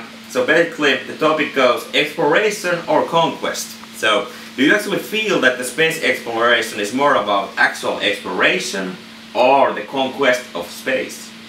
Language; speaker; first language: English; non-native, fluent; Finnish